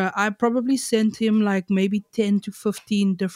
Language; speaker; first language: English; native; English